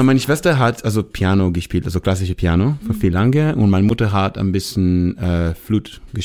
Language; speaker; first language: German; non-native, learner; Hebrew